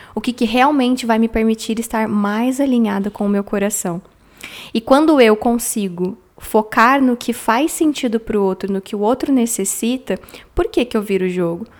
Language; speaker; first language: Portuguese; native; Portuguese